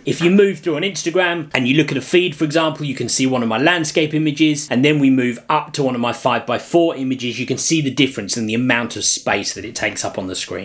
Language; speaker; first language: English; native; English